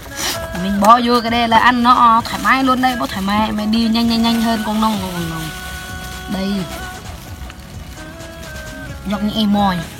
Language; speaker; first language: Vietnamese; non-native, local second language; Jarai